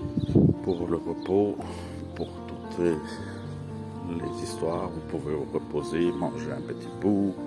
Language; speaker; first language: French; non-native, fluent; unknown